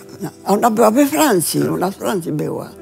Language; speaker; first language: Polish; early bilingual, heritage; Polish